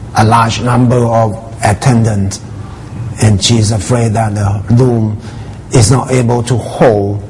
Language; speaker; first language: English; non-native, fluent; Thai